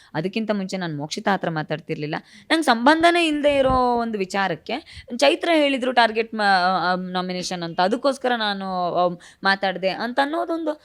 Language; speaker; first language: Kannada; native; Kannada